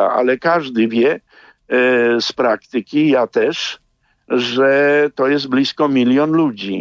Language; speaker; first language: Polish; native; Polish